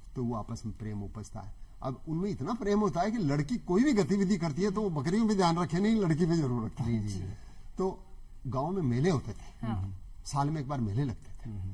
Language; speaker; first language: Hindi; non-native, local second language; Marwari